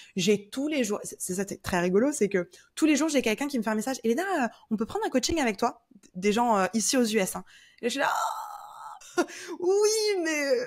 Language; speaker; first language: French; native; French